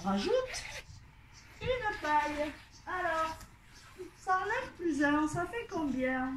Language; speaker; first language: French; native; French